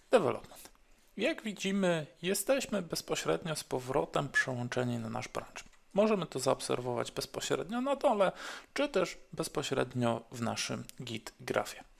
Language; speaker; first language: Polish; native; Polish